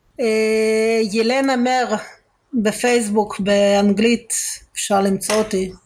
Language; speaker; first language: Hebrew; early bilingual, other home language; Russian